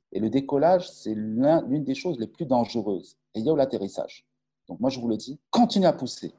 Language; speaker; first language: French; non-native, local second language; Arabic